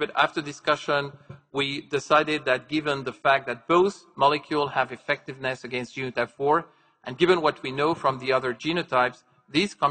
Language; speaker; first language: English; non-native, fluent; French